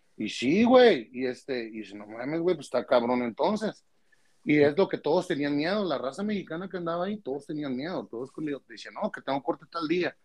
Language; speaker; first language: Spanish; early bilingual, heritage; Spanish